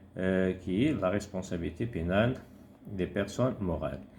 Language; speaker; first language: French; non-native, local second language; Arabic